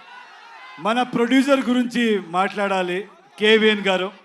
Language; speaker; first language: Telugu; non-native, learner; Kannada